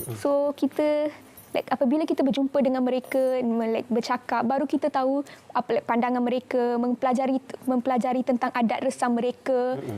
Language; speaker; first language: Malay; non-native, local second language; English